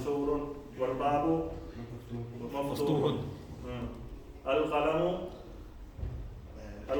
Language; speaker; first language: Arabic; non-native, fluent; Urdu